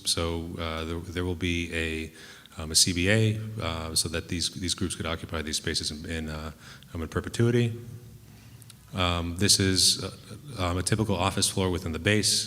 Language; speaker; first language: English; native; English